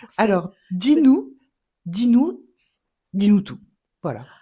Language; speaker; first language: French; native; French